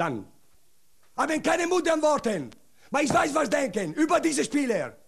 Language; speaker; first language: German; non-native, learner; Italian